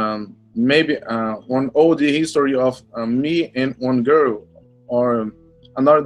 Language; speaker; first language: English; non-native, learner; Portuguese